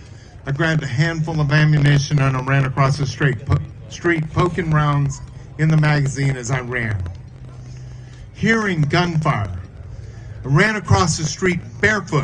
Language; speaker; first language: English; native; English